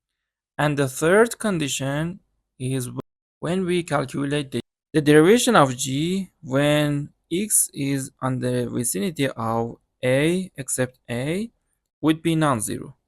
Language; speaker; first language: English; non-native, learner; Persian